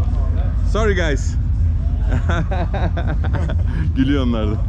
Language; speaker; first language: Turkish; native; Turkish